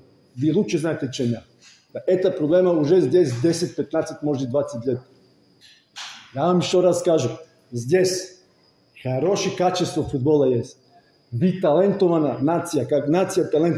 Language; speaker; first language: Russian; non-native, fluent; Serbian